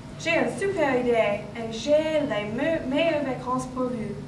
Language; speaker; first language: French; non-native, learner; English